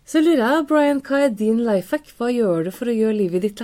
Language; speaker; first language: Norwegian; native; Norwegian